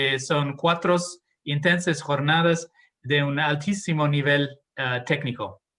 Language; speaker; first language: Spanish; non-native, fluent; English